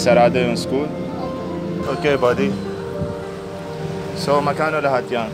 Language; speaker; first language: Filipino; non-native, learner; Arabic